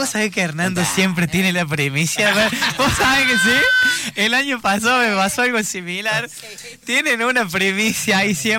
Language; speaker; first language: Spanish; native; Spanish